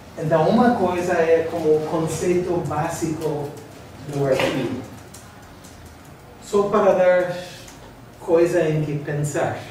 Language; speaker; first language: Portuguese; non-native, fluent; English